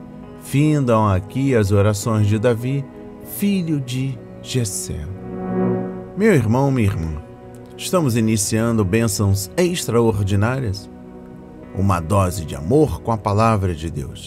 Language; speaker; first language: Portuguese; native; Portuguese